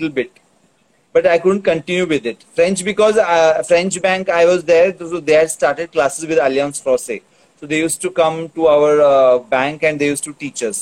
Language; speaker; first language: English; non-native, local second language; Tulu